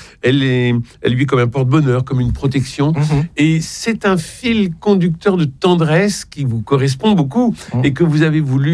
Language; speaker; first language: French; native; French